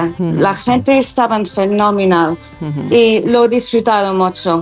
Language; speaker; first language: Spanish; non-native, fluent; English